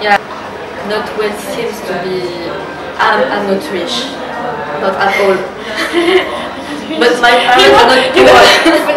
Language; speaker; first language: English; non-native, learner; French